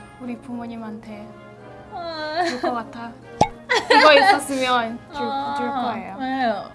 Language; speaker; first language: Korean; non-native, learner; English